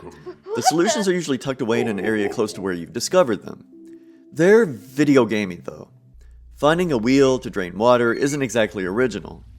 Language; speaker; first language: English; native; English